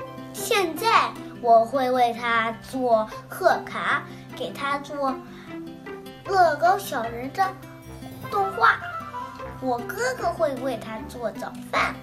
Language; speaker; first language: Chinese; early bilingual, heritage; Chinese